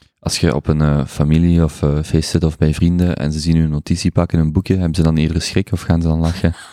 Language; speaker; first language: Dutch; native; Dutch